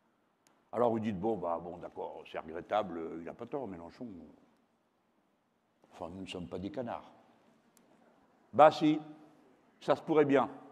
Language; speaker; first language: French; native; French